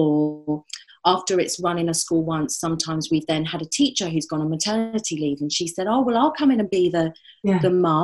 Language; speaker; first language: English; native; English